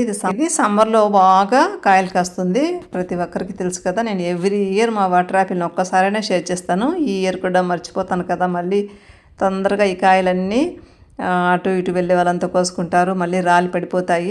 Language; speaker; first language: Telugu; native; Telugu